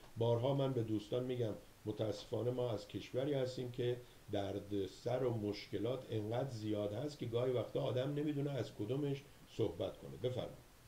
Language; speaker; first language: Persian; native; Persian